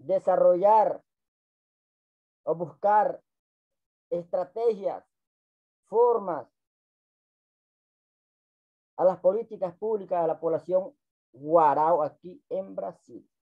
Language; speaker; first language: Spanish; non-native, local second language; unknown